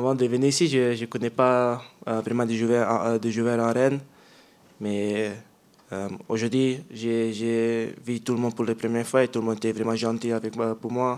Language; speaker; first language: French; non-native, learner; Dutch